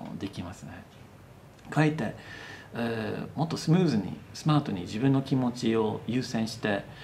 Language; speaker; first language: Japanese; non-native, fluent; English